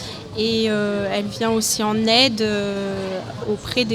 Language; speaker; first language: French; native; French